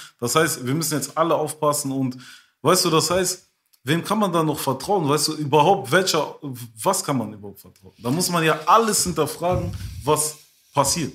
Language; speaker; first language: German; early bilingual, other home language; French